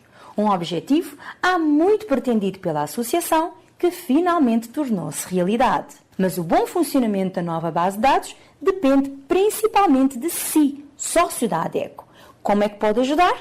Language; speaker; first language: Portuguese; non-native, local second language; Kabuverdianu